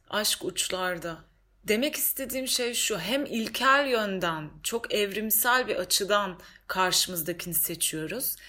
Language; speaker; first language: Turkish; native; Turkish